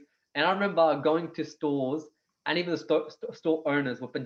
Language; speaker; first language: English; non-native, local second language; Punjabi